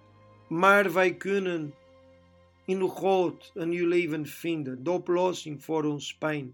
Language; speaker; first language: Dutch; non-native, fluent; Portuguese